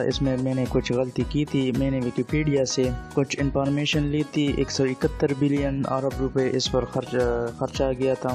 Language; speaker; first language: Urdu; non-native, local second language; Pashto